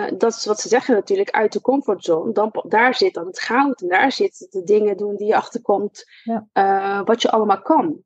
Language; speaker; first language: Dutch; early bilingual, other home language; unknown